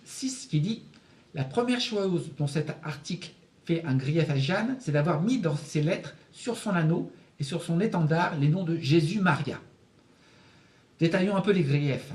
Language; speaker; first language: French; native; French